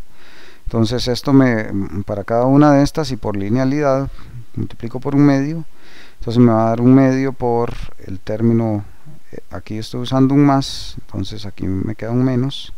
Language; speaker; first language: Spanish; native; Spanish